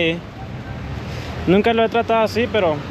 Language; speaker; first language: Spanish; non-native, learner; English